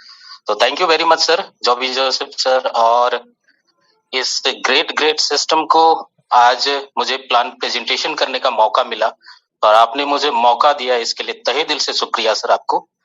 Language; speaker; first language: Hindi; native; Hindi